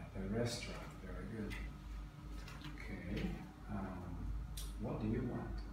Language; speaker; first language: English; non-native, fluent; Vietnamese